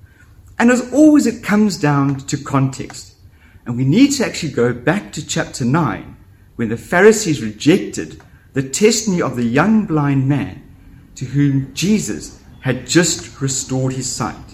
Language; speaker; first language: English; native; English